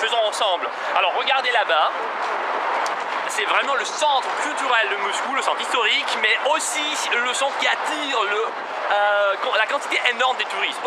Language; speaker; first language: French; non-native, fluent; Russian